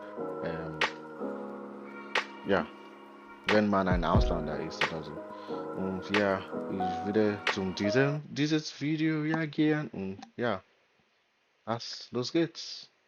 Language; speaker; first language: German; non-native, learner; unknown